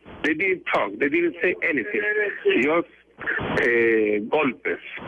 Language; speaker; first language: English; non-native, fluent; Spanish